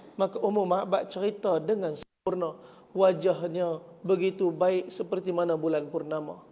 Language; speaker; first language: Malay; native; Malay